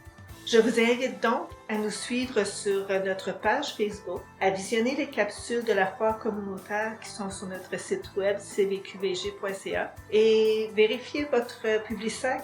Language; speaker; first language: French; native; French